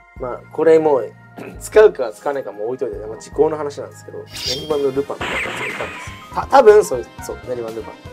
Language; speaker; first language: Japanese; early bilingual, other home language; Portuguese